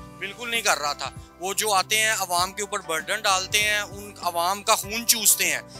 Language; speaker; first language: Urdu; native; Urdu